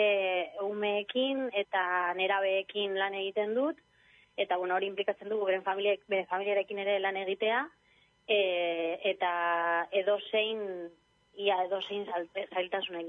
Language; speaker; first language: Basque; non-native, local second language; Spanish